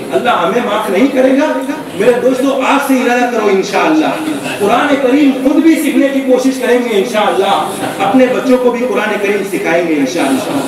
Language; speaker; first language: Hindi; non-native, local second language; Gujarati